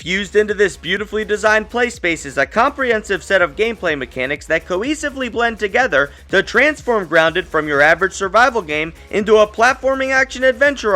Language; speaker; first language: English; native; English